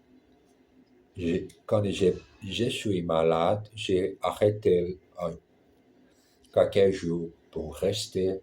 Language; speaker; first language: French; non-native, learner; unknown